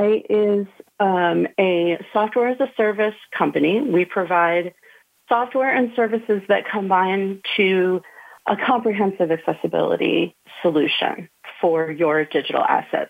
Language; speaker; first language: English; native; English